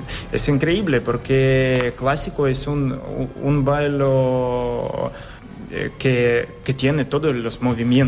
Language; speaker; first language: Spanish; non-native, learner; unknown